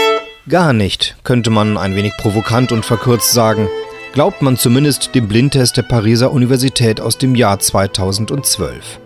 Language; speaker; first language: German; native; German